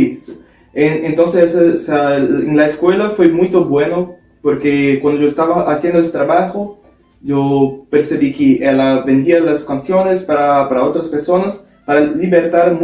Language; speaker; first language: Spanish; non-native, learner; Portuguese